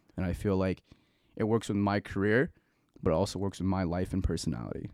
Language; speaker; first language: English; early bilingual, other home language; Vietnamese